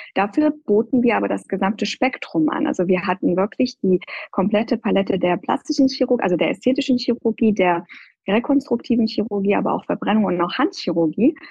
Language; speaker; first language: German; non-native, fluent; Persian